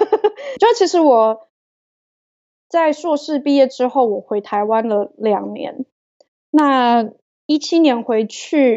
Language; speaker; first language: Chinese; native; Chinese